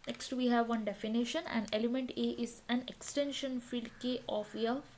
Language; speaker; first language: English; non-native, local second language; Kannada